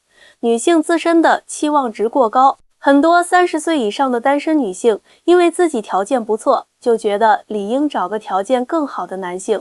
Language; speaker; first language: Chinese; native; Chinese